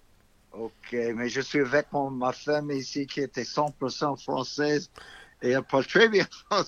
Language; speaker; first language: French; non-native, fluent; English